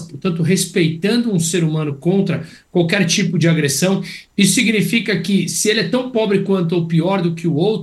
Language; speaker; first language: Portuguese; native; Portuguese